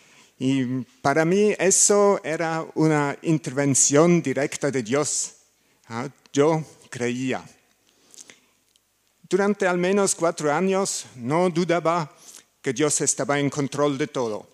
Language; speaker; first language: Spanish; non-native, learner; German